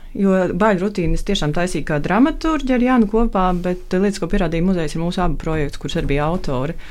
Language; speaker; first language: Latvian; native; Latvian